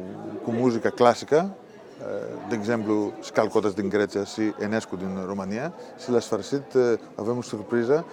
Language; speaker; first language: Romanian; non-native, fluent; Greek